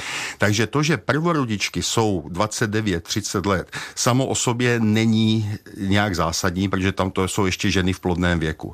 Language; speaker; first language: Czech; native; Czech